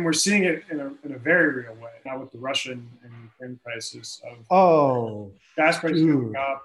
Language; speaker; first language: English; native; English